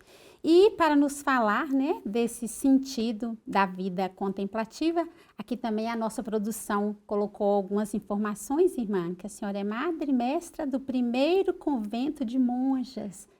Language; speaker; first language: Portuguese; native; Portuguese